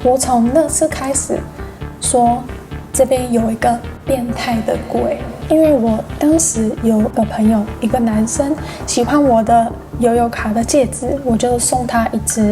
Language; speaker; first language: Chinese; non-native, fluent; English